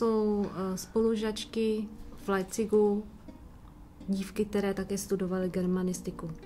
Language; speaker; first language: Czech; early bilingual, other home language; Vietnamese